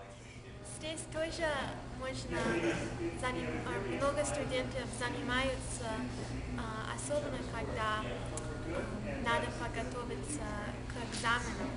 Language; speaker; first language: Russian; non-native, learner; English